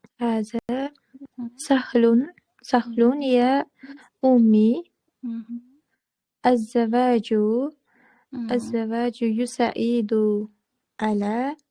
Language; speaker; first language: Arabic; non-native, learner; Uzbek